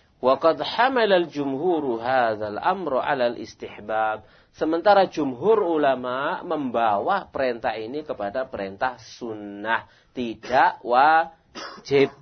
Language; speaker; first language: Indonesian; non-native, local second language; Javanese